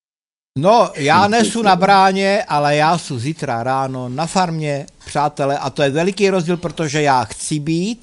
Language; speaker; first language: Czech; native; Czech